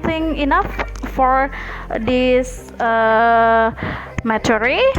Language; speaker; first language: English; non-native, learner; Indonesian